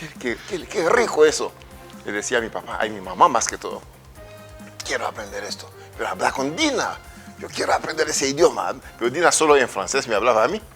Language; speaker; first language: Spanish; non-native, fluent; French